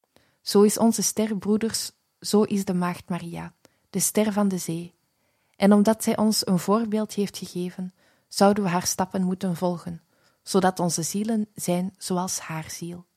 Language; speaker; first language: Dutch; native; Dutch